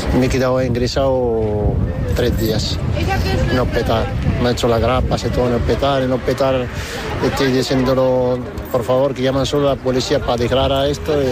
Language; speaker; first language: Spanish; non-native, learner; Arabic